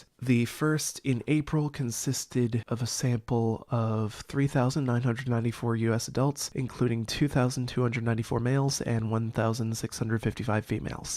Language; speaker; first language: English; native; English